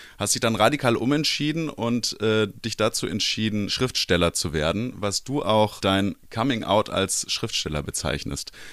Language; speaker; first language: German; native; German